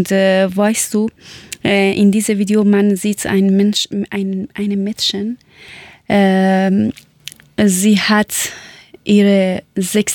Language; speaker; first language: German; non-native, learner; Persian